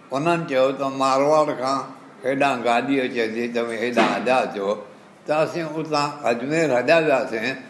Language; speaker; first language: Sindhi; native; Sindhi